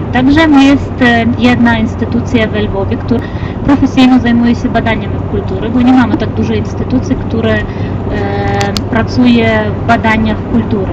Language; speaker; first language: Polish; non-native, learner; Ukrainian